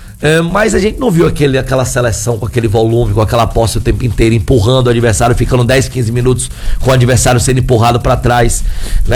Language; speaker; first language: Portuguese; native; Portuguese